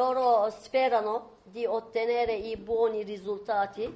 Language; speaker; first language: Italian; non-native, fluent; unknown